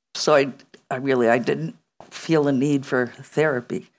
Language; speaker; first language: English; native; English